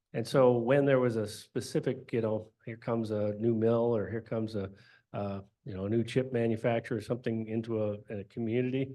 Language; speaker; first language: English; native; English